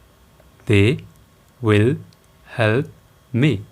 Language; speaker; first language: English; non-native, local second language; Nepali